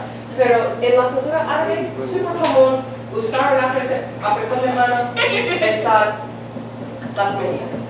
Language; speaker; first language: Spanish; non-native, fluent; English